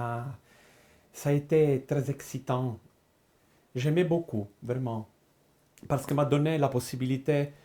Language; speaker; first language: French; non-native, fluent; Italian